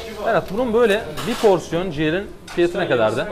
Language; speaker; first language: Turkish; native; Turkish